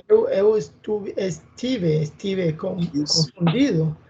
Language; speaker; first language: Portuguese; non-native, learner; Spanish